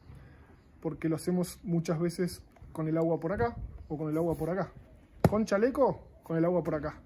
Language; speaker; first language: Spanish; native; Spanish